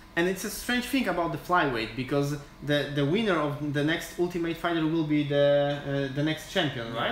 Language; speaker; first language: English; non-native, fluent; Polish